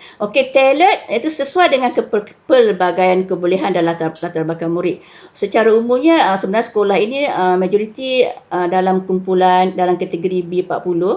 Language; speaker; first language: Malay; native; Malay